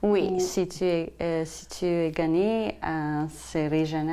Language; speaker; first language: French; non-native, local second language; English